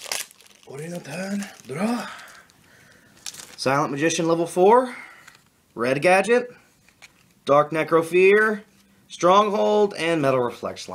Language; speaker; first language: English; native; English